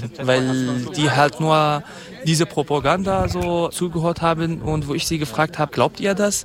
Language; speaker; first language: German; non-native, fluent; Kurdish